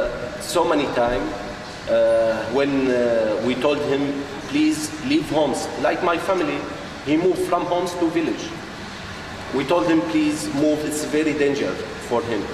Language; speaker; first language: English; non-native, learner; Arabic